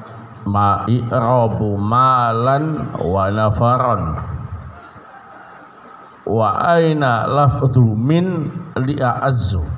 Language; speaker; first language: Arabic; non-native, learner; Indonesian